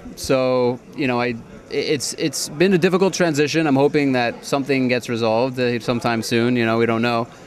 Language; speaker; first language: English; native; English